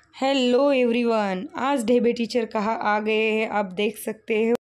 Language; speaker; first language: Hindi; non-native, local second language; Marathi